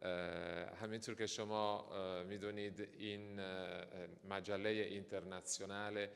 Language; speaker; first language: Persian; non-native, fluent; Italian